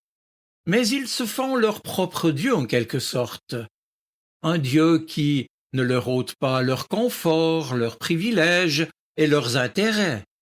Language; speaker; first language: French; native; French